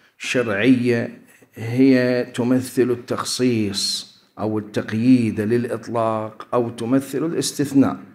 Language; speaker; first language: Arabic; native; Arabic